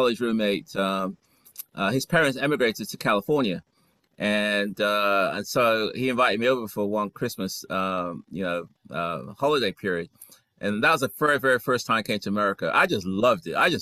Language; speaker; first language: English; native; English